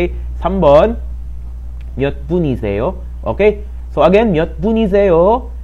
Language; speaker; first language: Korean; non-native, fluent; Filipino